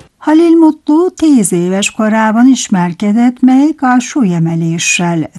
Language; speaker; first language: Hungarian; non-native, fluent; Turkish